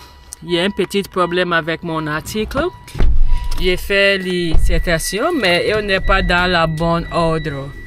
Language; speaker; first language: French; non-native, learner; English